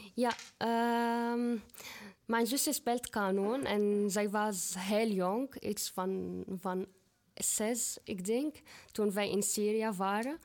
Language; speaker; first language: Dutch; non-native, learner; Arabic